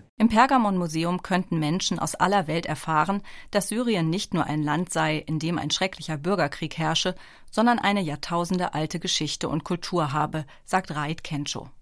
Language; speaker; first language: German; native; German